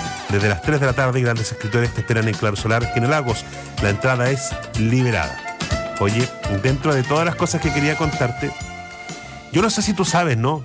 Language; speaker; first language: Spanish; native; Spanish